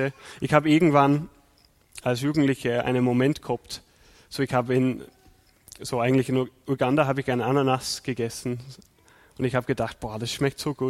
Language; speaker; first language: German; non-native, fluent; English